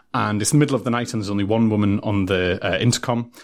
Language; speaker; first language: English; native; English